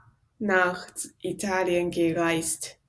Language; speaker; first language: German; non-native, learner; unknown